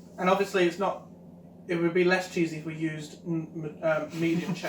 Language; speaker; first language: English; native; English